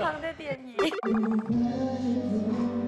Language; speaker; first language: Chinese; non-native, learner; Malay